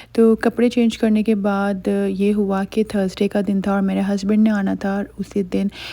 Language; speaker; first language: Urdu; native; Urdu